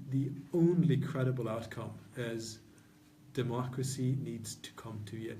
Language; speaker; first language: English; non-native, fluent; Norwegian